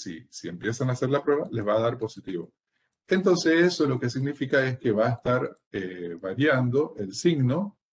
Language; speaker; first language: Spanish; native; Spanish